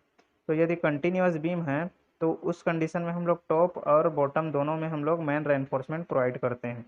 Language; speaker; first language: Hindi; native; Hindi